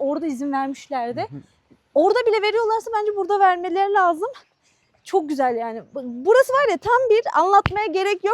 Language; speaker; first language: Turkish; native; Turkish